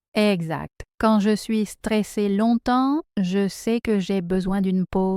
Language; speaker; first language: French; native; French